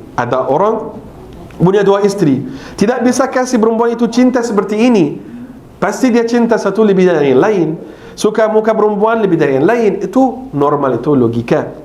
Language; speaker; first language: Malay; non-native, fluent; Arabic